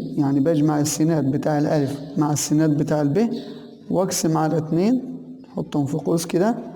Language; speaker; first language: Arabic; native; Arabic